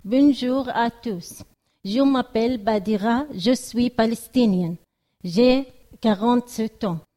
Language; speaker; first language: French; non-native, learner; Arabic